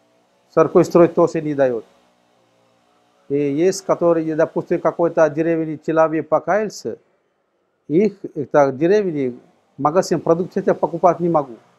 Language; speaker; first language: Russian; non-native, learner; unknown